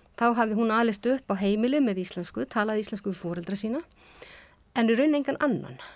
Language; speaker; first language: Icelandic; native; Icelandic